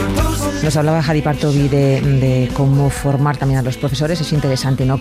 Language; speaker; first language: Spanish; native; Spanish